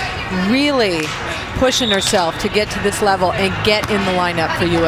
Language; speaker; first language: English; native; English